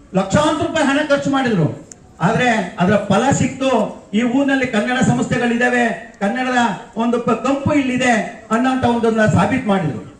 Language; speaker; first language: Kannada; native; Kannada